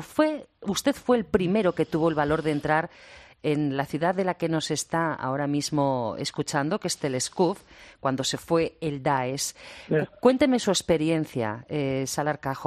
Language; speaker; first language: Spanish; native; Spanish